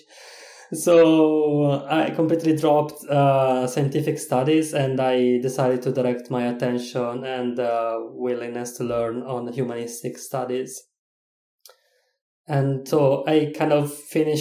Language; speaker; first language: English; non-native, fluent; Italian